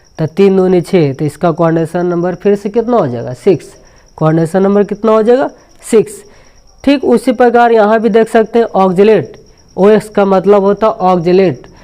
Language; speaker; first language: Hindi; native; Hindi